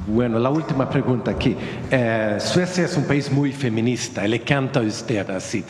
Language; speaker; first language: Spanish; non-native, learner; Swedish